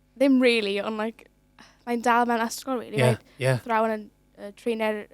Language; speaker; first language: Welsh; non-native, local second language; English